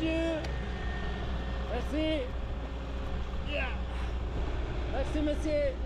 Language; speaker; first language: French; non-native, learner; Spanish